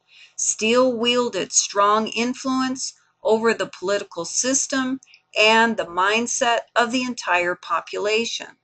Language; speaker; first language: English; native; English